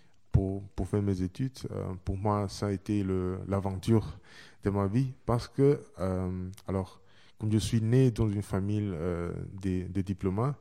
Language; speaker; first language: French; non-native, fluent; Chinese